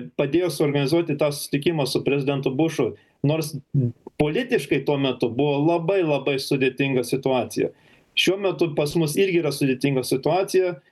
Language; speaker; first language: Lithuanian; early bilingual, heritage; Lithuanian